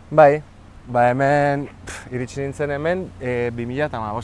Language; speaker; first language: Basque; non-native, fluent; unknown